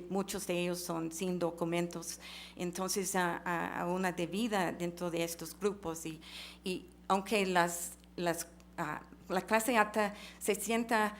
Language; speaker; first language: Spanish; non-native, fluent; English